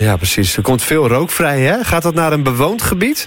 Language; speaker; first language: Dutch; native; Dutch